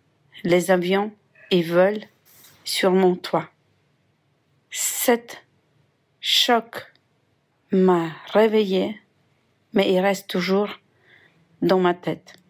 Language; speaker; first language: French; non-native, fluent; Ukrainian